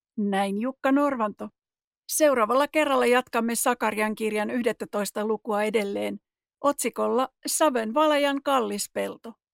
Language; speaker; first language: Finnish; native; Finnish